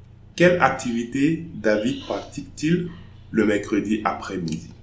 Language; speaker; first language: French; non-native, fluent; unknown